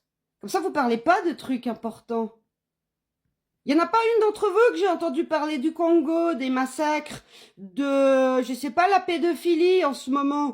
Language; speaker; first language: French; native; French